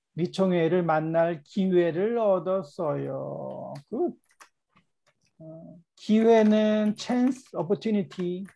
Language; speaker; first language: Korean; native; Korean